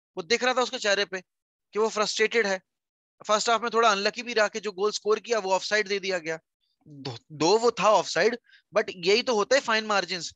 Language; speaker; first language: Hindi; native; Hindi